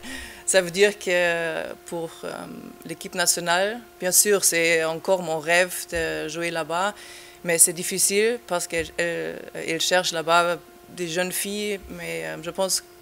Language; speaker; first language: French; non-native, fluent; German